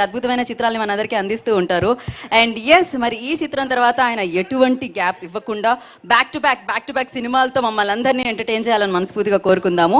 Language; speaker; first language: Telugu; native; Telugu